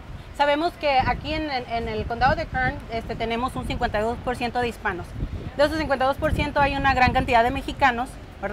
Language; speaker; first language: Spanish; native; Spanish